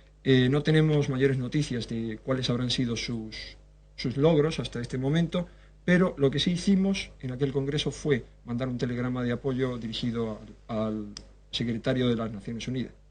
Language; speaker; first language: Spanish; native; Spanish